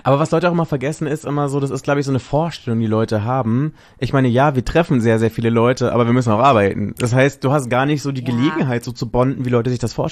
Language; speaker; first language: German; native; German